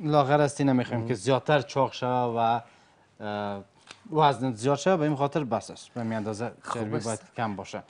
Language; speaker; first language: Persian; native; Persian